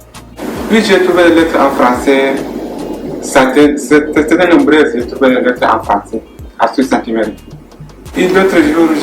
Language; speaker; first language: French; non-native, learner; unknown